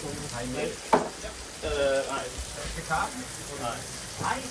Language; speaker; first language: Danish; non-native, fluent; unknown